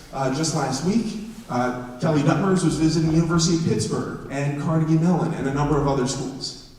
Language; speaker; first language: English; native; English